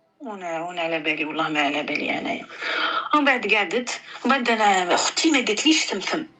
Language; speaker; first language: Arabic; native; Arabic